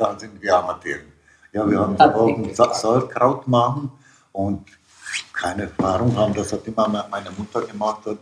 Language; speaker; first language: German; non-native, fluent; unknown